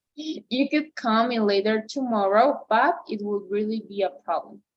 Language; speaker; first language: English; non-native, fluent; Spanish